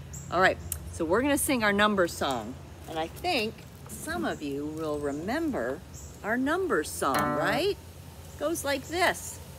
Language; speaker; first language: English; native; English